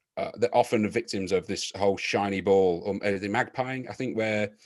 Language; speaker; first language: English; native; English